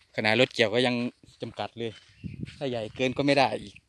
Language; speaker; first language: Thai; non-native, local second language; Northeastern Thai